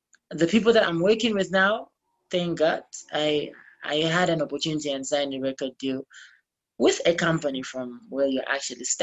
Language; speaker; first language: English; non-native, local second language; Bemba